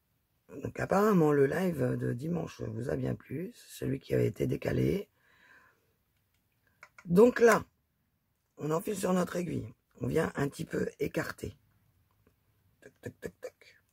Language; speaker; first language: French; native; French